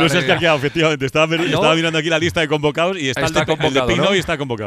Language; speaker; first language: Spanish; native; Spanish